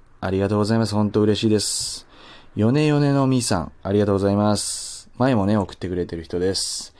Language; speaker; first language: Japanese; native; Japanese